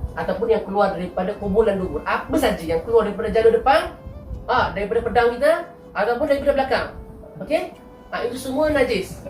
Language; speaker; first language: Malay; native; Malay